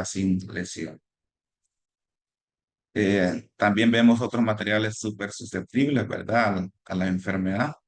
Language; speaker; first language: Spanish; native; Spanish